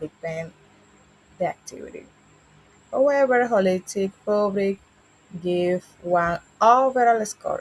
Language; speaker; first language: English; non-native, learner; Spanish